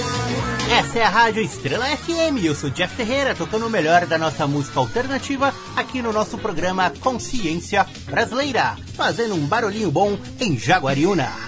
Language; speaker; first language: Portuguese; native; Portuguese